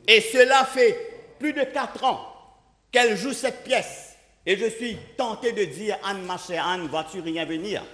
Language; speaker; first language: French; non-native, local second language; Morisyen